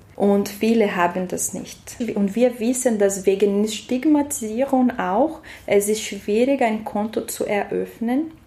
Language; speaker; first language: German; non-native, fluent; Portuguese